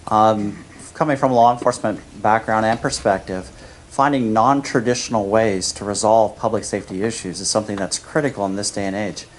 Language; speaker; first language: English; native; English